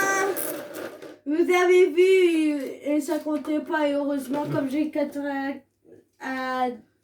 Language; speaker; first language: French; native; French